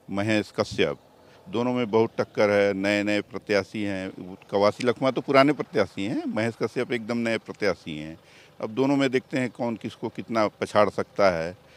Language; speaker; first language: Hindi; native; Hindi